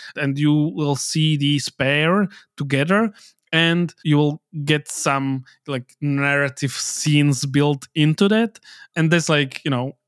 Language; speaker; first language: English; non-native, fluent; Slovak